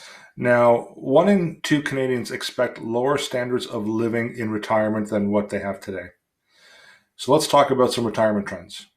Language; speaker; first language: English; native; English